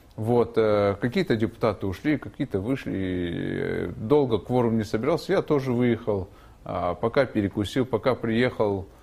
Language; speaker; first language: Russian; non-native, local second language; Kyrgyz